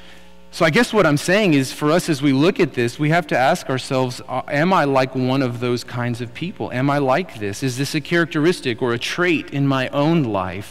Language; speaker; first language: English; native; English